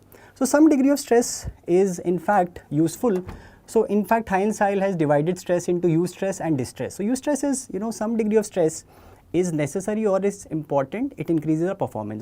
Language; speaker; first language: English; non-native, local second language; Hindi